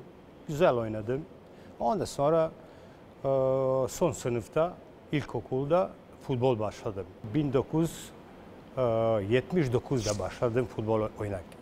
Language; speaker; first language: Turkish; non-native, learner; Serbian